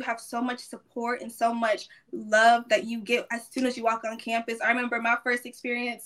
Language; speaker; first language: English; native; English